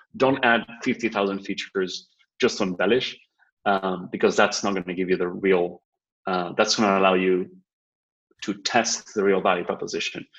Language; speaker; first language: English; non-native, fluent; Spanish